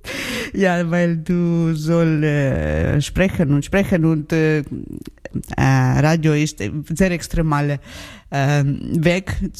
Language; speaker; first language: German; non-native, learner; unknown